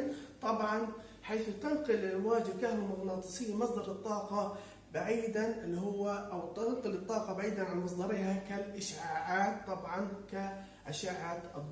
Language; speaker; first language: Arabic; native; Arabic